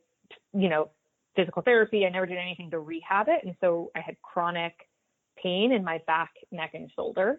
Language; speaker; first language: English; native; English